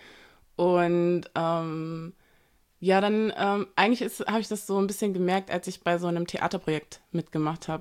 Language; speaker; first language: German; native; German